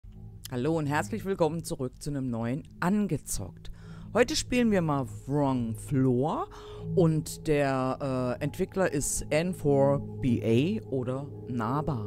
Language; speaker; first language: German; native; German